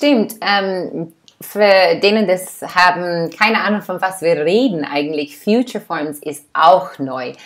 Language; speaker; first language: German; non-native, fluent; English